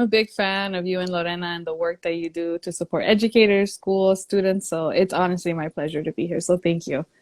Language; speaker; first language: English; early bilingual, other home language; Spanish